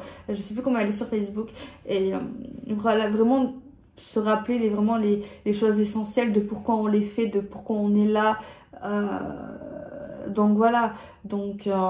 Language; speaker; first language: French; native; French